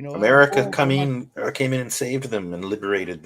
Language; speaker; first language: English; native; English